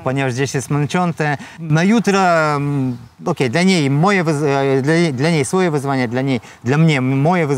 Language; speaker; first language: Polish; non-native, learner; Russian